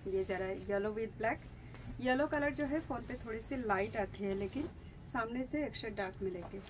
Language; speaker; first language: Hindi; non-native, local second language; Bangla